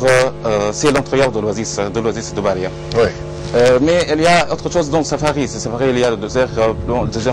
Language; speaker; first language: French; non-native, learner; Arabic